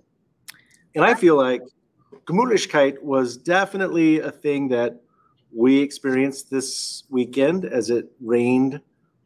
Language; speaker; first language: English; native; English